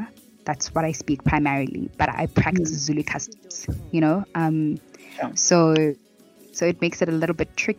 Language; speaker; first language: English; non-native, local second language; Tswana